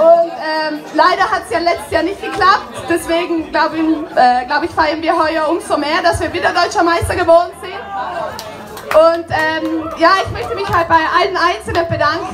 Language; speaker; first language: German; non-native, fluent; Italian